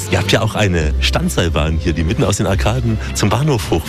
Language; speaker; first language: German; native; German